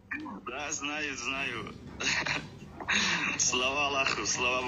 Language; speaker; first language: Russian; non-native, fluent; Tajik